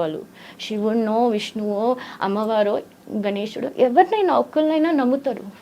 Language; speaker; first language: Telugu; early bilingual, heritage; Telugu